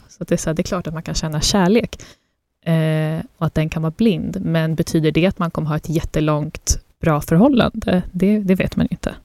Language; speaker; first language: Swedish; early bilingual, other home language; Persian